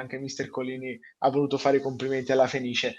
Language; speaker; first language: Italian; native; Italian